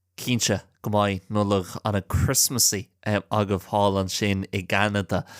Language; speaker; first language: Irish; non-native, local second language; English